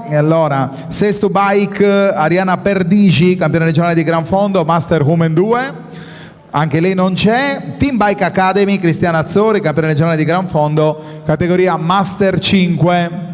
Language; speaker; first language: Italian; native; Italian